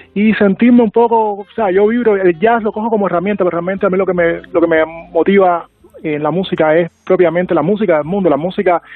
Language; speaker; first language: Spanish; native; Spanish